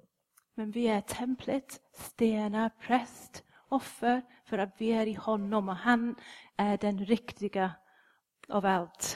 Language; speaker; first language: Swedish; non-native, fluent; English